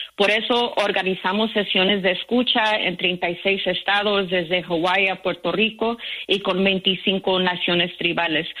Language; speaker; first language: Spanish; early bilingual, heritage; Spanish